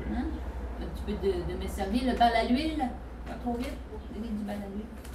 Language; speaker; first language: French; native; French